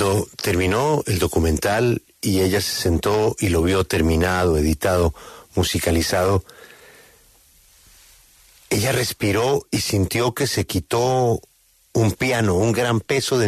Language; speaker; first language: Spanish; native; Spanish